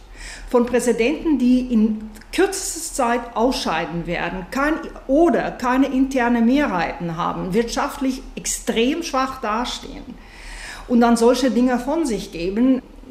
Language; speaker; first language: German; native; German